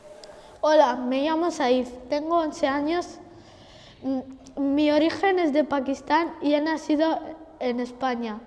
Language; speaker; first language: Spanish; early bilingual, other home language; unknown